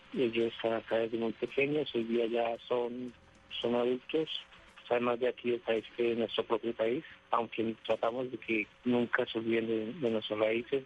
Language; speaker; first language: Spanish; native; Spanish